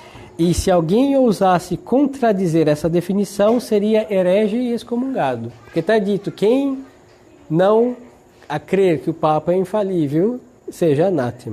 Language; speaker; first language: Portuguese; native; Portuguese